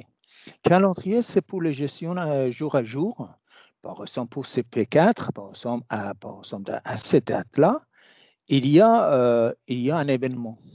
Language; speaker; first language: French; non-native, fluent; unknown